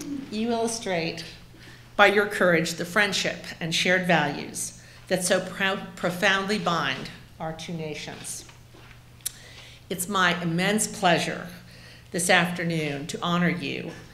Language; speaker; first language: English; native; English